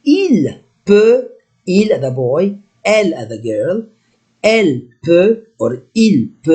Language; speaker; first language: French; non-native, fluent; Arabic